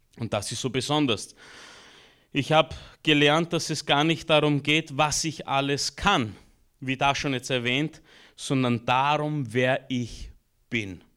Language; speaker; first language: German; early bilingual, other home language; Romanian